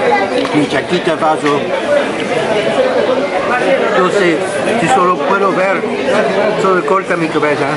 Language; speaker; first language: Spanish; non-native, learner; English